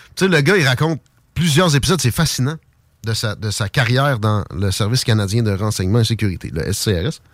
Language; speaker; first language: French; native; French